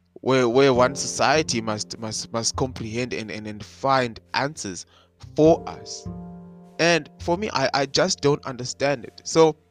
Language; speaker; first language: English; non-native, local second language; Shona